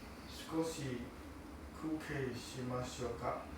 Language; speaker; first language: Japanese; non-native, learner; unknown